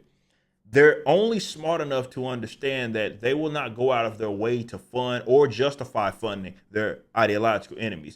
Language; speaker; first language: English; native; English